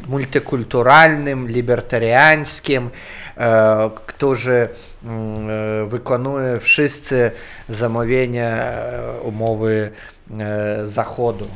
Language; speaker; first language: Polish; non-native, learner; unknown